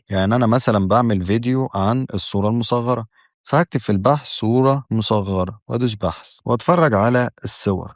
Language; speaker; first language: Arabic; native; Arabic